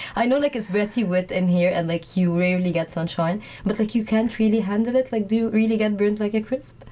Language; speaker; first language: English; non-native, fluent; Arabic